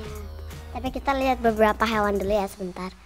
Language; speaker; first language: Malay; early bilingual, heritage; Indonesian